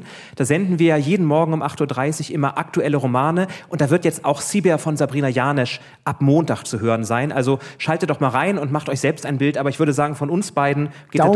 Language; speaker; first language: German; native; German